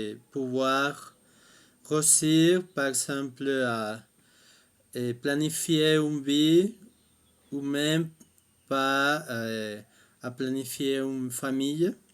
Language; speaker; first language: French; non-native, fluent; Spanish